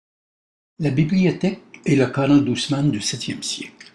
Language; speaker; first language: French; native; French